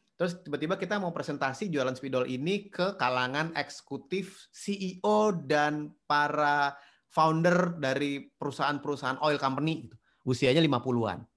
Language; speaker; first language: Indonesian; native; Indonesian